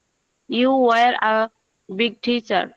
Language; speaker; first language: English; non-native, learner; Bangla